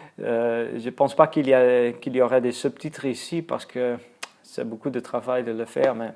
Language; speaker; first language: French; non-native, fluent; Dutch